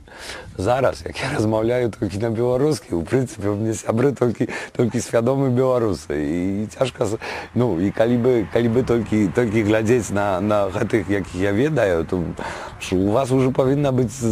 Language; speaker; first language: Belarusian; non-native, fluent; Polish